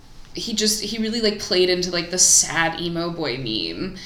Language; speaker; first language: English; native; English